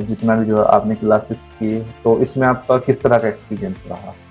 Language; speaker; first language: Hindi; native; Hindi